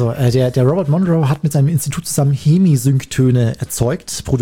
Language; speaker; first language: German; native; German